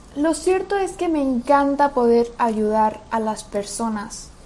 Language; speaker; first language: Spanish; early bilingual, other home language; Russian